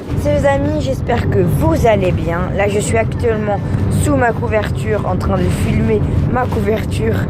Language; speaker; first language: French; native; French